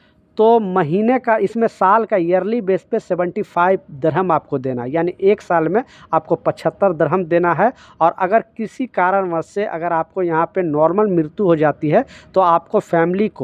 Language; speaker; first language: Hindi; native; Hindi